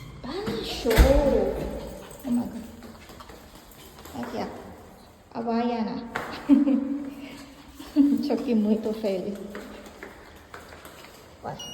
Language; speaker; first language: Portuguese; non-native, learner; Thai